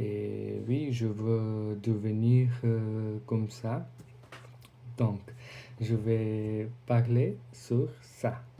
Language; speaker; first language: French; non-native, learner; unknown